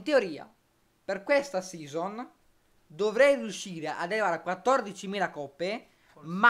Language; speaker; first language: Italian; native; Italian